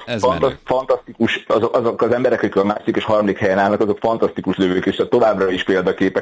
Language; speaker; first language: Hungarian; native; Hungarian